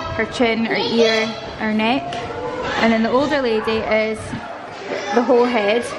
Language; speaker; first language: English; native; English